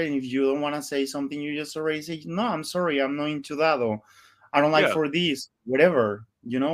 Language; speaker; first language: English; non-native, learner; Spanish